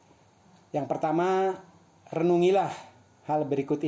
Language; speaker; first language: Indonesian; native; Indonesian